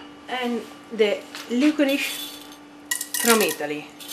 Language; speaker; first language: English; non-native, learner; Italian